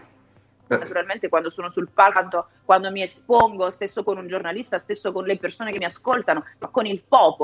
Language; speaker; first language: Italian; native; Italian